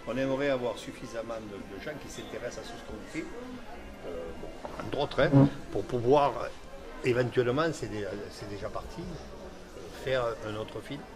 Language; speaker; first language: French; native; French